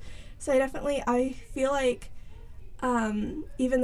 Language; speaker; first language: English; native; English